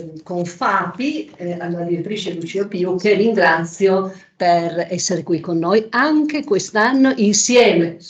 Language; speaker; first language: Italian; native; Italian